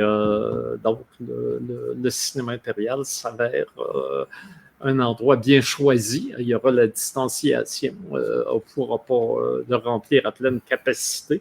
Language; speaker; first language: French; native; French